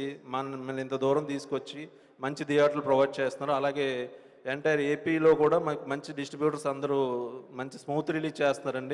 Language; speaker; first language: Telugu; native; Telugu